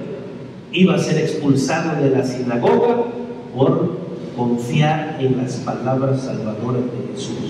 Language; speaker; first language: Spanish; native; Spanish